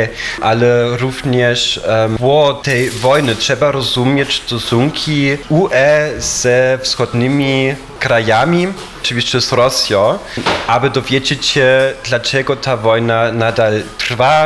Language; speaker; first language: Polish; non-native, fluent; German